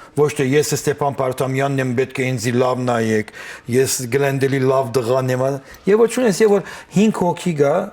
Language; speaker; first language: Armenian; early bilingual, heritage; Armenian